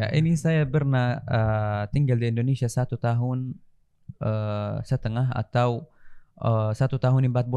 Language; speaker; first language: Indonesian; non-native, fluent; Arabic